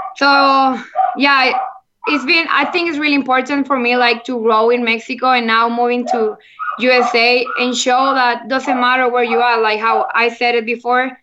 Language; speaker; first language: English; non-native, learner; Spanish